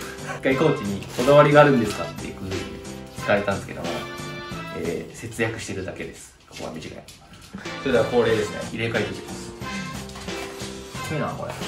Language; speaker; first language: Japanese; native; Japanese